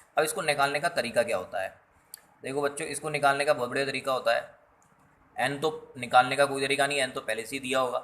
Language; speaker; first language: Hindi; native; Hindi